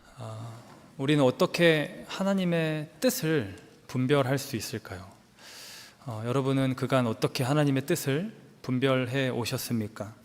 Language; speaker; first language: Korean; native; Korean